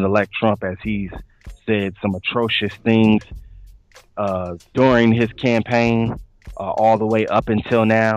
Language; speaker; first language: English; native; English